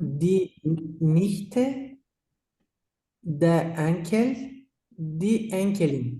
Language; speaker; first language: German; non-native, learner; Turkish